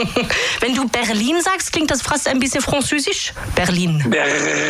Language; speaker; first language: German; native; German